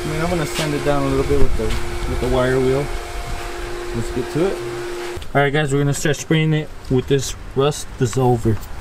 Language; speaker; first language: English; early bilingual, other home language; Spanish